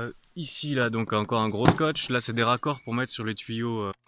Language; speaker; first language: French; native; French